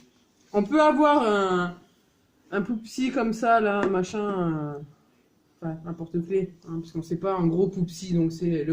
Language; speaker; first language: French; native; French